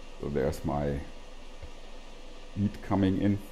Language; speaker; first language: English; non-native, fluent; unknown